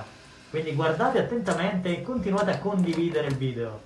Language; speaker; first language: Italian; native; Italian